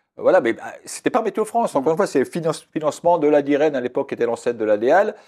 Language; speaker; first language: French; native; French